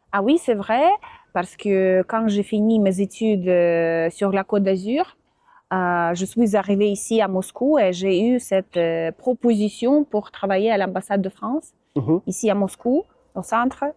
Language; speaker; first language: French; non-native, fluent; Russian